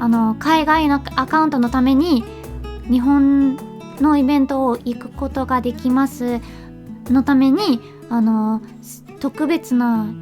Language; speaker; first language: Japanese; non-native, learner; English